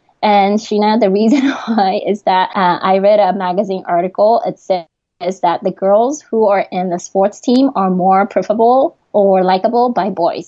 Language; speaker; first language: English; non-native, fluent; Japanese